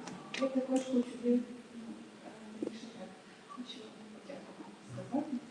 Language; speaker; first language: Ukrainian; non-native, learner; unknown